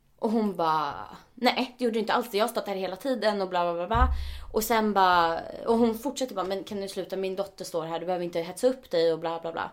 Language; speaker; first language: Swedish; early bilingual, other home language; Spanish